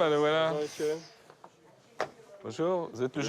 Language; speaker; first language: French; native; French